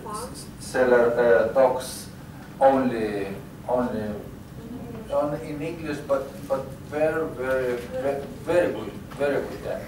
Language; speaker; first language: English; non-native, learner; Lithuanian